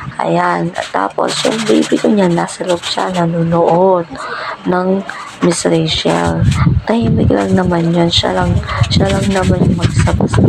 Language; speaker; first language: Filipino; non-native, local second language; Pampanga